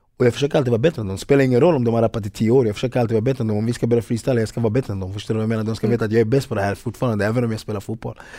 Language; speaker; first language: Swedish; early bilingual, other home language; Ganda